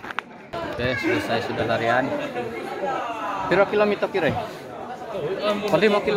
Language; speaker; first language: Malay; non-native, local second language; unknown